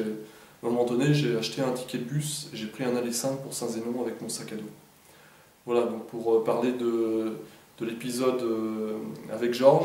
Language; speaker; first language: French; native; French